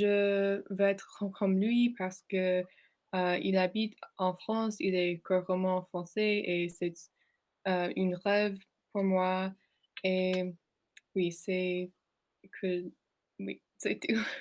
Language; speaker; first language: French; non-native, learner; English